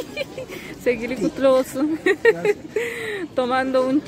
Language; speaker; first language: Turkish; non-native, learner; Spanish